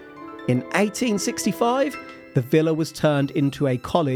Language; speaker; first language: English; native; English